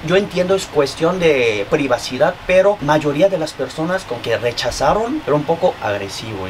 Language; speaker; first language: Spanish; non-native, fluent; Korean